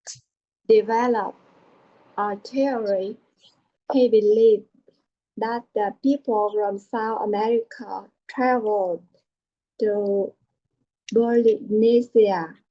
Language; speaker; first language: English; non-native, learner; Vietnamese